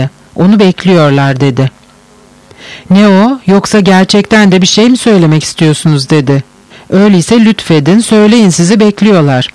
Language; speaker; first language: Turkish; native; Turkish